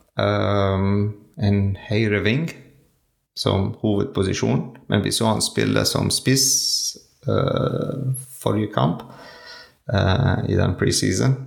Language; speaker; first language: Norwegian; non-native, learner; French